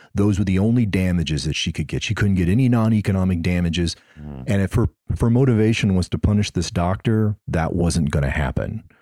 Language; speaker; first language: English; native; English